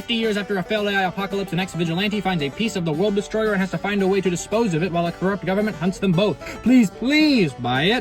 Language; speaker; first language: English; native; English